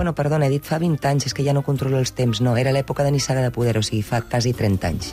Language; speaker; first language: Catalan; non-native, local second language; Spanish